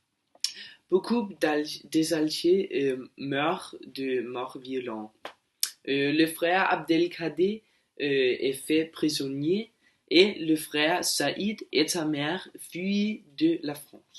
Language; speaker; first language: French; non-native, learner; Norwegian